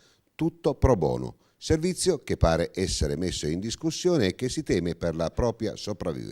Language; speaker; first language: Italian; native; Italian